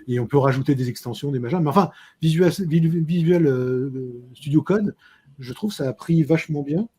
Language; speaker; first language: French; native; French